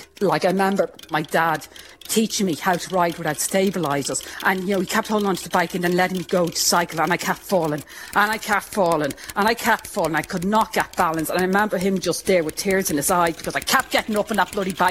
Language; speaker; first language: English; native; English